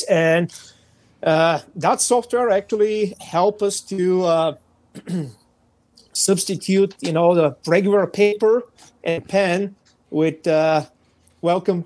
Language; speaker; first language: English; non-native, fluent; Bulgarian